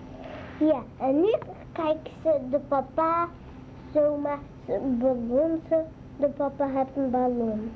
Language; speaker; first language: Dutch; early bilingual, other home language; Arabic